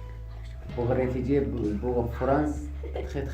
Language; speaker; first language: French; non-native, learner; Arabic